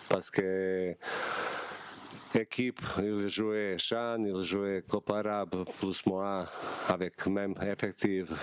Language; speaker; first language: French; non-native, learner; Bosnian